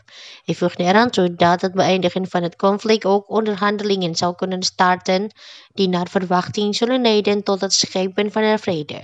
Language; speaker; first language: Dutch; non-native, fluent; Indonesian